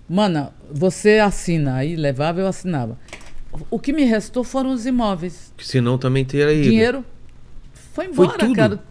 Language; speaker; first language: Portuguese; native; Portuguese